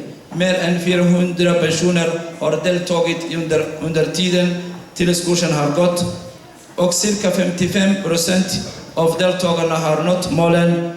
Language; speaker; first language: Swedish; non-native, fluent; Somali